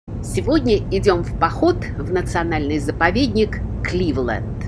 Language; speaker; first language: Russian; native; Russian